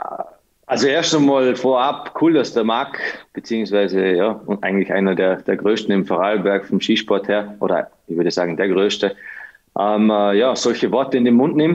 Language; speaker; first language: German; native; German